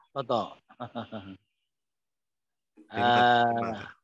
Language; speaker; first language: Arabic; non-native, learner; Indonesian